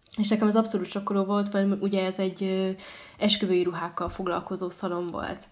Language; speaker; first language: Hungarian; early bilingual, other home language; Arabic